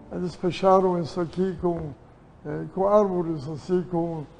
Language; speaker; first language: Portuguese; non-native, learner; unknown